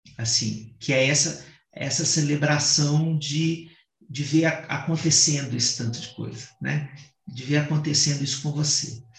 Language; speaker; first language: Portuguese; native; Portuguese